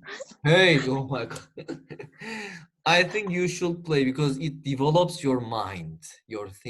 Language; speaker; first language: English; non-native, fluent; Turkish